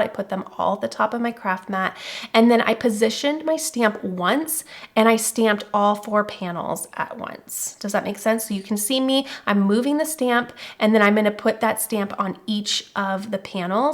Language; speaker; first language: English; native; English